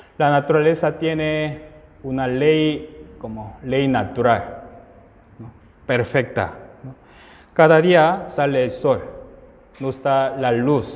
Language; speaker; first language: Spanish; non-native, fluent; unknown